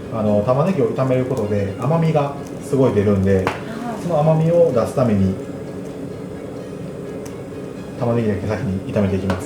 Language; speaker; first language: Japanese; native; Japanese